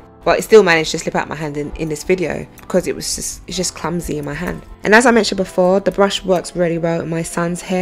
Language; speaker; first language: English; native; English